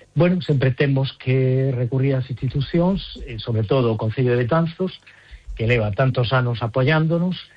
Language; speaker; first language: Galician; native; Galician